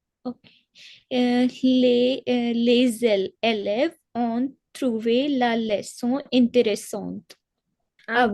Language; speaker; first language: French; non-native, learner; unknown